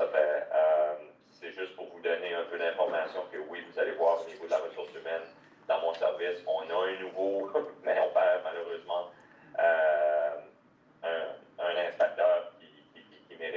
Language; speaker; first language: French; native; French